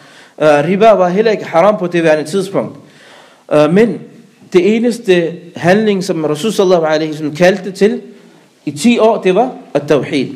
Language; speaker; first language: Danish; early bilingual, other home language; Arabic